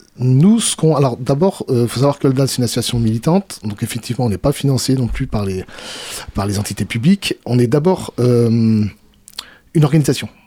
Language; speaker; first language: French; native; French